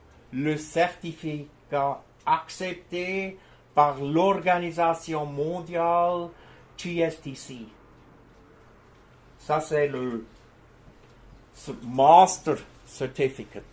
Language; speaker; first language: French; non-native, fluent; German